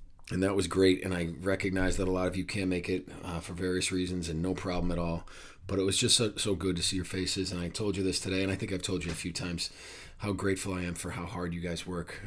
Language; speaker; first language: English; native; English